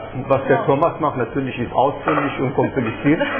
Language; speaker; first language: German; non-native, fluent; Persian